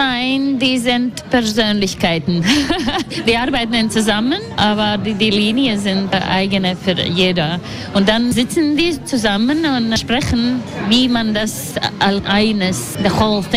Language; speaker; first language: German; non-native, learner; Latvian